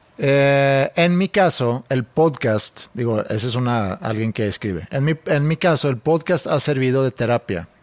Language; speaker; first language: Spanish; non-native, fluent; Swedish